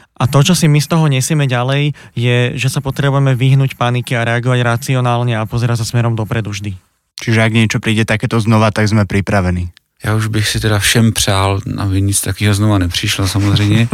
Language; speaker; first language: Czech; native; Czech